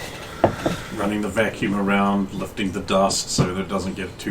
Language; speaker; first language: English; native; English